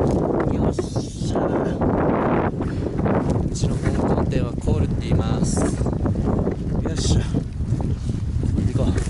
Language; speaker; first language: Japanese; native; Japanese